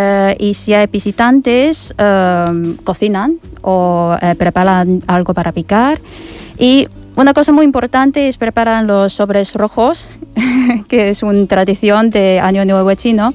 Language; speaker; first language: Spanish; non-native, fluent; Chinese